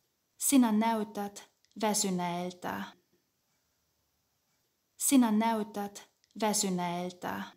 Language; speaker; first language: Finnish; non-native, fluent; German